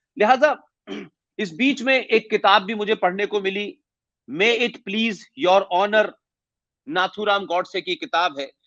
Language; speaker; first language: Hindi; native; Hindi